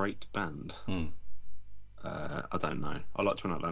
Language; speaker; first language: English; native; English